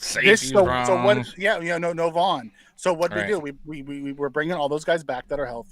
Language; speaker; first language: English; native; English